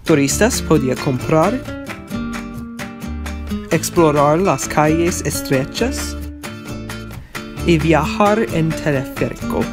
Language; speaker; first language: Spanish; non-native, learner; English